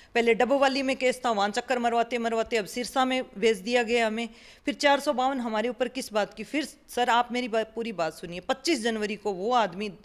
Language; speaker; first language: Hindi; native; Hindi